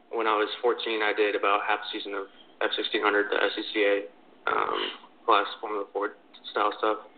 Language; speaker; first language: English; native; English